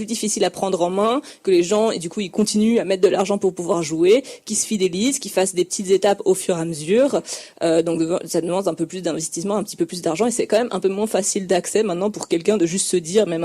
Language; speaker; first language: French; native; French